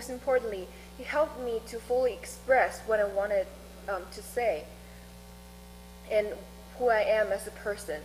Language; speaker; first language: English; non-native, fluent; Chinese